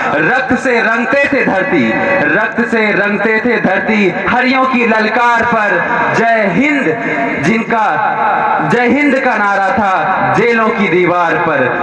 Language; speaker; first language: Hindi; native; Hindi